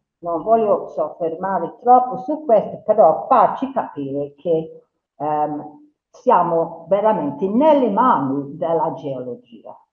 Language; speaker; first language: Italian; non-native, fluent; English